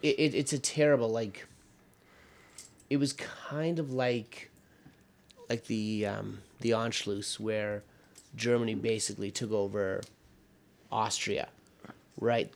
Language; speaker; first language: English; native; English